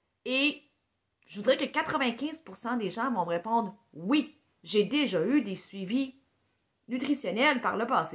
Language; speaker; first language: French; native; French